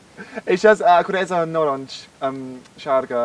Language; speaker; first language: Hungarian; non-native, learner; English